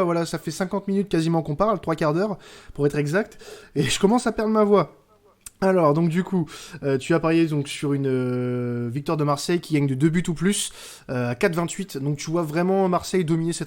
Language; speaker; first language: French; native; French